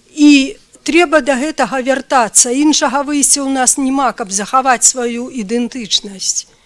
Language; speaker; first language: Belarusian; native; Belarusian